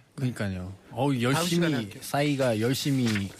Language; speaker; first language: Korean; non-native, fluent; Nepali